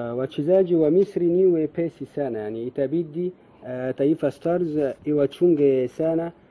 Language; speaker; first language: Swahili; non-native, fluent; Arabic